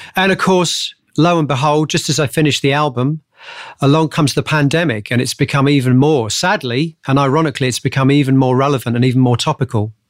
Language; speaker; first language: English; native; English